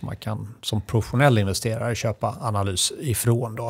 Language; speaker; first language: Swedish; native; Swedish